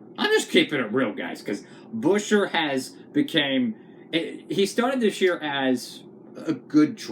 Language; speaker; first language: English; native; English